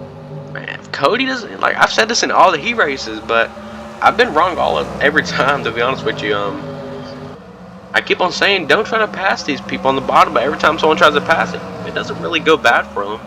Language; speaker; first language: English; native; English